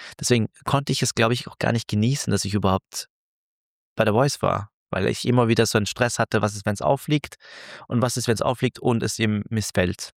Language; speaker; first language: German; early bilingual, other home language; Turkish